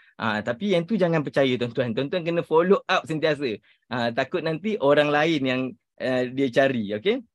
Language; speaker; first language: Malay; native; Malay